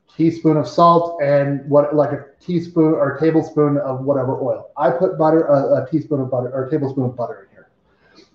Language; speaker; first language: English; native; English